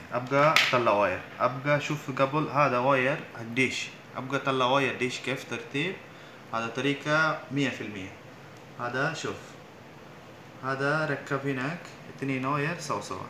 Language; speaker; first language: Arabic; non-native, learner; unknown